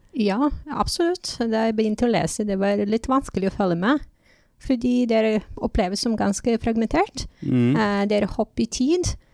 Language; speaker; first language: Norwegian; non-native, fluent; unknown